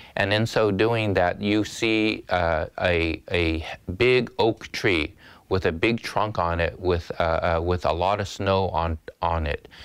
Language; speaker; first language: English; native; English